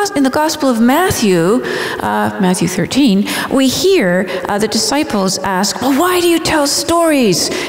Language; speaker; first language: English; native; English